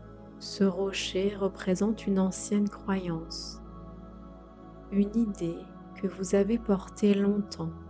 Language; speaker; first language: French; native; French